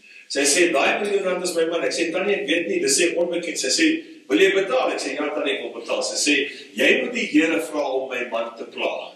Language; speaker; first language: Afrikaans; non-native, fluent; English